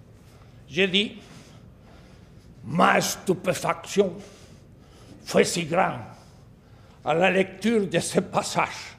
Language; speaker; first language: French; non-native, fluent; Spanish